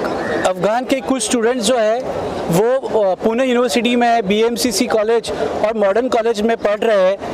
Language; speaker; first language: Hindi; non-native, local second language; Marathi